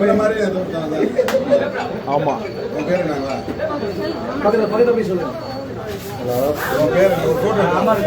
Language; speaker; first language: Tamil; native; Tamil